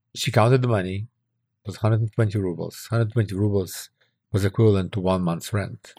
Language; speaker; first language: English; early bilingual, other home language; Russian